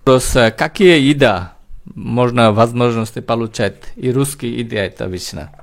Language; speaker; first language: Russian; non-native, learner; Bangla